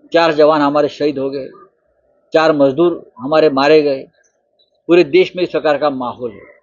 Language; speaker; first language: Hindi; non-native, local second language; Marathi